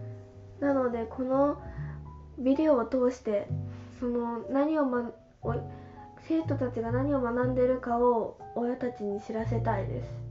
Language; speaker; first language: Japanese; non-native, fluent; Chinese